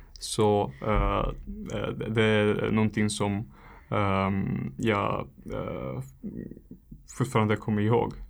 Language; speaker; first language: Swedish; non-native, learner; Italian